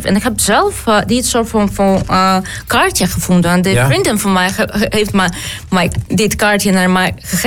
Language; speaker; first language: Dutch; non-native, learner; Ukrainian